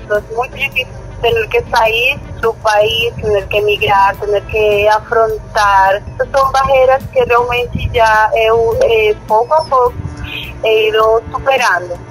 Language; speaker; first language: Portuguese; non-native, learner; Spanish